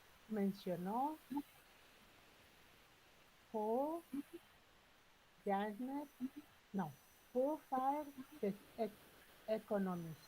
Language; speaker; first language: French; non-native, learner; Spanish